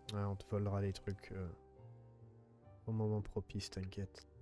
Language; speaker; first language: French; native; French